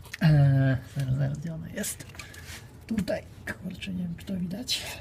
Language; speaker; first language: Polish; native; Polish